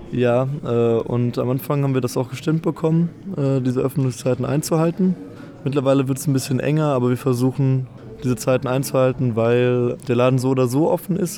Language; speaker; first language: German; native; German